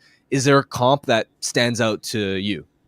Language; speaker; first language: English; native; English